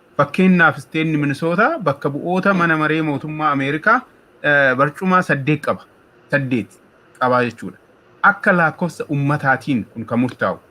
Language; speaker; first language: Oromo; native; Oromo